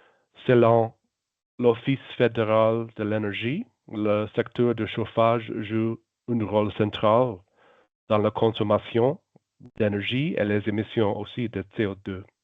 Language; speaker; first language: French; non-native, local second language; German